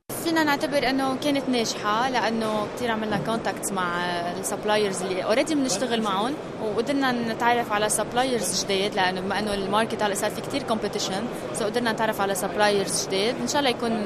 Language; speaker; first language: Arabic; native; Arabic